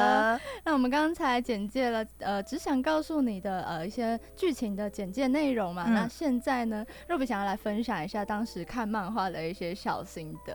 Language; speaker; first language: Chinese; native; Chinese